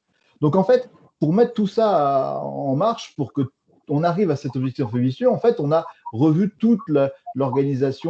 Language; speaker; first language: French; native; French